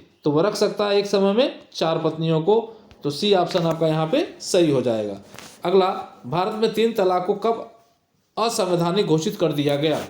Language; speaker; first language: Hindi; native; Hindi